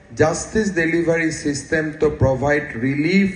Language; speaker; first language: English; non-native, local second language; Assamese